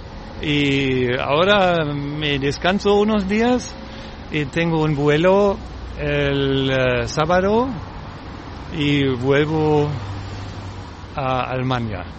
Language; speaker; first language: Spanish; non-native, learner; German